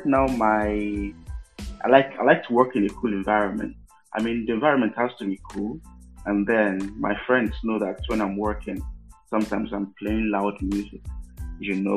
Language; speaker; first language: English; non-native, local second language; Igbo